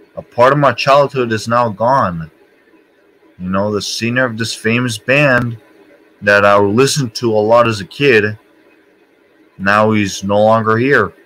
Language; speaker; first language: English; native; English